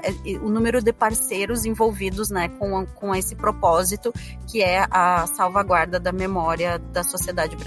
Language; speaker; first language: Portuguese; native; Portuguese